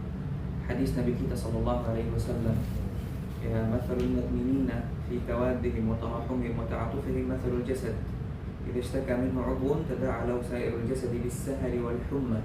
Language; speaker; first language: Indonesian; non-native, learner; Arabic